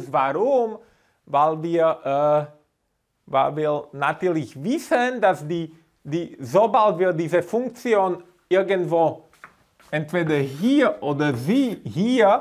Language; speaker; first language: German; non-native, fluent; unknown